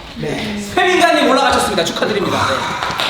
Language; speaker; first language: Korean; native; Korean